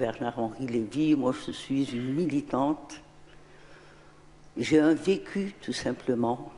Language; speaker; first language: French; non-native, local second language; Arabic